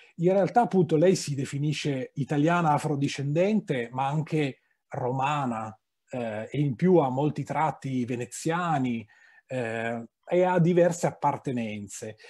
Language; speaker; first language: Italian; native; Italian